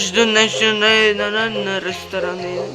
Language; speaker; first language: Russian; non-native, local second language; Uzbek